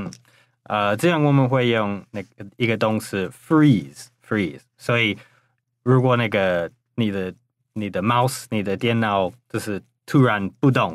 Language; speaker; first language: Chinese; non-native, fluent; English